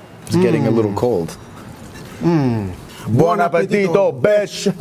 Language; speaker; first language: English; native; English